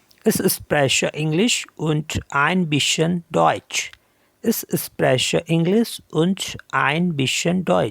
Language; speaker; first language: German; non-native, learner; Hindi